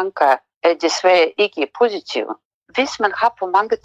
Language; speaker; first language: Danish; non-native, fluent; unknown